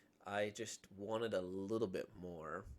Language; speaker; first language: English; native; English